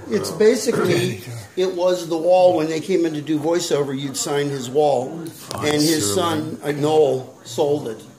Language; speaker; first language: English; native; English